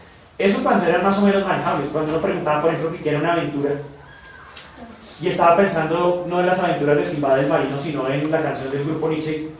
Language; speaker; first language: Spanish; native; Spanish